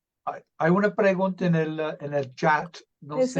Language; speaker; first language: Spanish; non-native, fluent; English